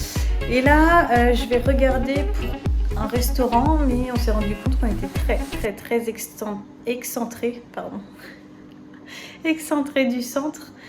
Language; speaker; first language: French; native; French